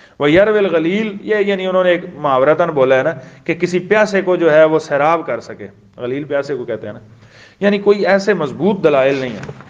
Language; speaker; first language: Urdu; non-native, local second language; Pashto